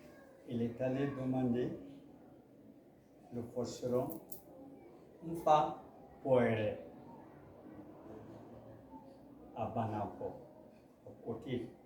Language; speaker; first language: French; non-native, local second language; Mandingo